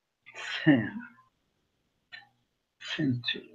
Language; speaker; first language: English; non-native, learner; Spanish